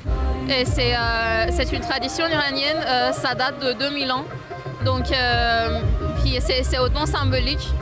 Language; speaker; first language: French; early bilingual, other home language; Persian